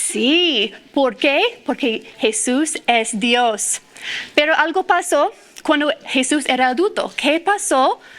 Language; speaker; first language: Spanish; non-native, fluent; English